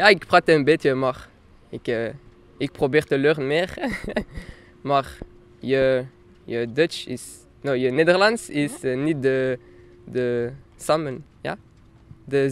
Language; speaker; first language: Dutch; non-native, learner; French